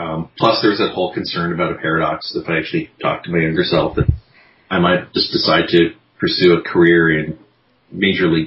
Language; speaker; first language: English; native; English